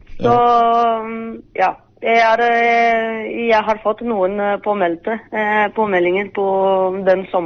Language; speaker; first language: Norwegian; non-native, fluent; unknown